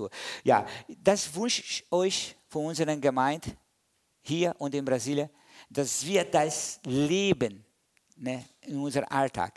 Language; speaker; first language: German; non-native, learner; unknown